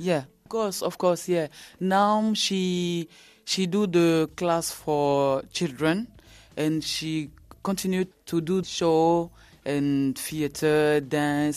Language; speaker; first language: English; non-native, learner; French